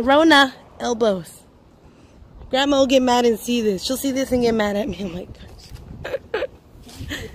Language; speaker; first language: English; early bilingual, other home language; Spanish